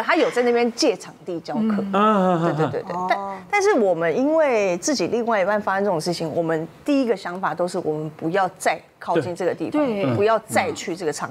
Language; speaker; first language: Chinese; native; Chinese